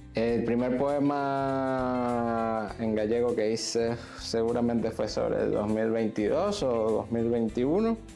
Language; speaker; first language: Spanish; native; Spanish